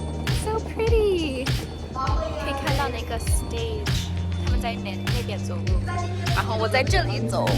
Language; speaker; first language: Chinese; early bilingual, heritage; English